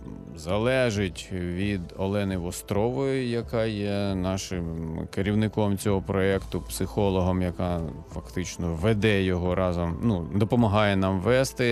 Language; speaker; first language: Ukrainian; native; Ukrainian